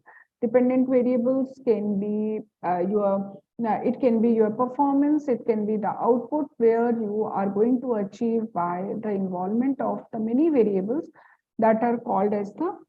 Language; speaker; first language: English; non-native, local second language; Hindi